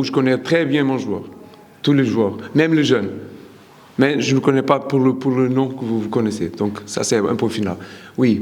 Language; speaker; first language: French; non-native, learner; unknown